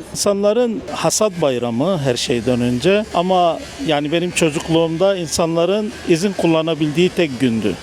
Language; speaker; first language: Turkish; non-native, local second language; Arabic